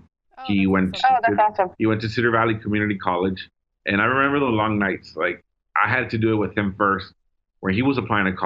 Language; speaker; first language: English; early bilingual, other home language; Spanish